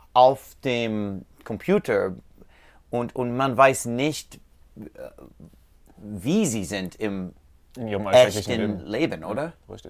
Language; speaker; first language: German; non-native, learner; English